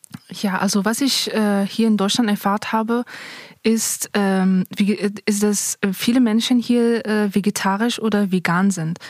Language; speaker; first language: German; non-native, fluent; Persian